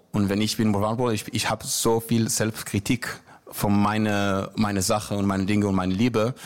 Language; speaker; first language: German; non-native, learner; Hebrew